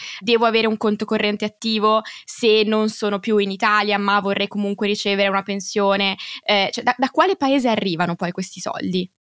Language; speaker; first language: Italian; native; Italian